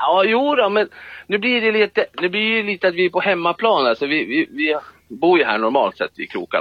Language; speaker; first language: Swedish; native; Swedish